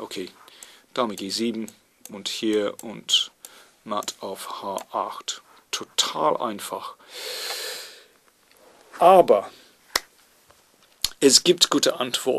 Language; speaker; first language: German; non-native, fluent; English